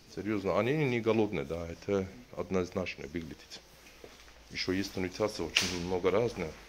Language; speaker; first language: Russian; non-native, learner; Turkish